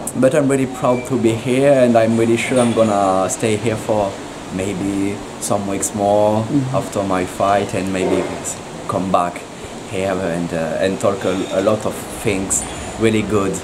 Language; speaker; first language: English; non-native, learner; French